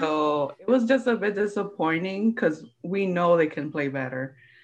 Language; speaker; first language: English; early bilingual, other home language; Spanish